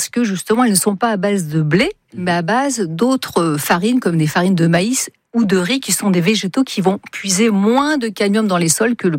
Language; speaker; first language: French; native; French